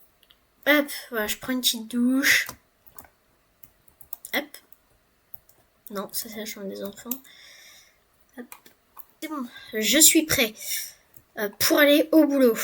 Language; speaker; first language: French; native; French